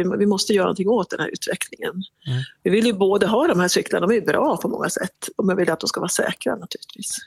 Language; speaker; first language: Swedish; native; Swedish